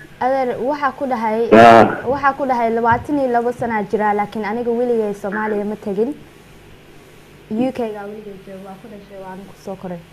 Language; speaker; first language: Somali; early bilingual, heritage; Somali